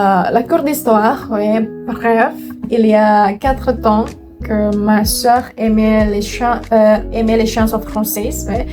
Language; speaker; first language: French; non-native, learner; Indonesian